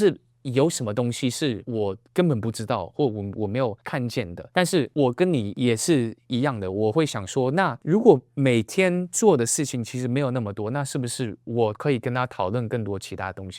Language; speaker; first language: Chinese; native; Chinese